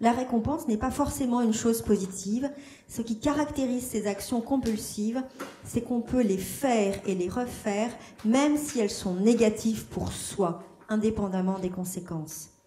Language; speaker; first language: French; native; French